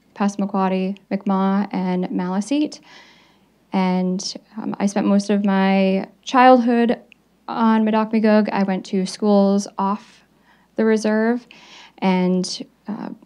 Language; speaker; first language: English; native; English